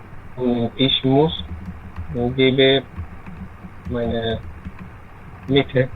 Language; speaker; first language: German; non-native, learner; Bangla